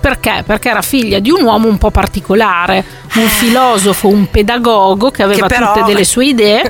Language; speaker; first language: Italian; native; Italian